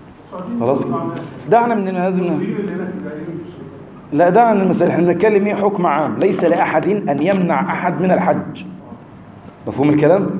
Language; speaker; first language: Arabic; native; Arabic